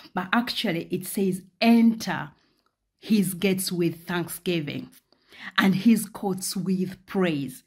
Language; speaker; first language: English; non-native, local second language; Ganda